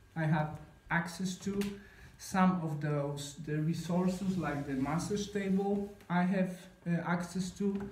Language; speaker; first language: English; non-native, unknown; Polish